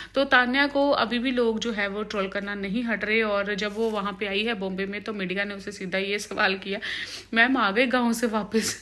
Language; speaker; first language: Hindi; non-native, local second language; Punjabi